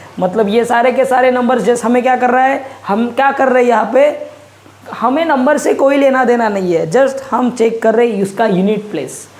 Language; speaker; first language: Hindi; non-native, local second language; Marathi